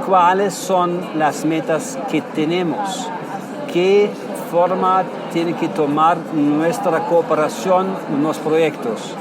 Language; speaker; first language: Spanish; non-native, fluent; German